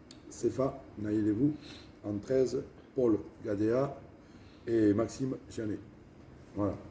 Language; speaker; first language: French; native; French